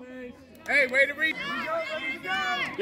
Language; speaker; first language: English; native; English